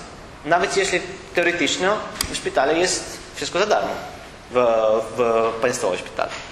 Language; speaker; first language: Polish; non-native, learner; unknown